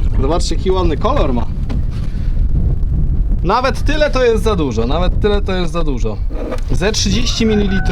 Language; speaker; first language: Polish; native; Polish